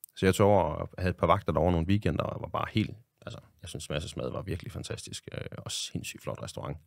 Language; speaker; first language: Danish; native; Danish